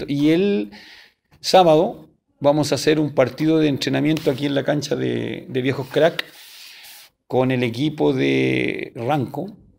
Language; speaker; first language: Spanish; native; Spanish